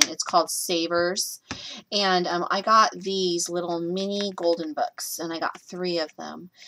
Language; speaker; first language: English; native; English